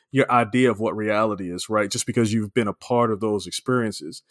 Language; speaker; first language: English; native; English